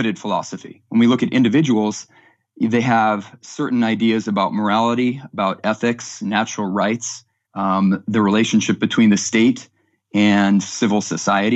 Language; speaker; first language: English; native; English